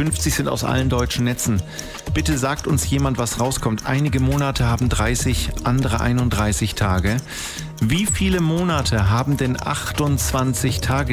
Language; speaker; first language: German; native; German